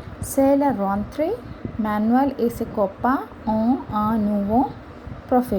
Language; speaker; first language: French; non-native, fluent; Hindi